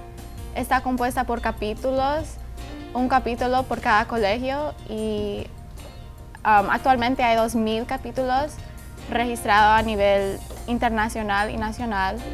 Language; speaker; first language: Spanish; early bilingual, heritage; Spanish